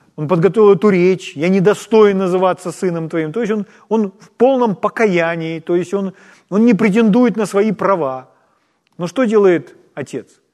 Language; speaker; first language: Russian; non-native, local second language; Ukrainian